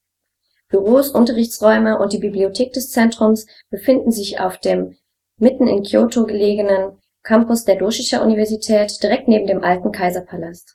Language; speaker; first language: German; native; German